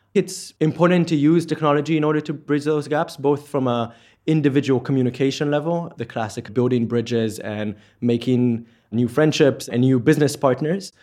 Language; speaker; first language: English; non-native, fluent; Hebrew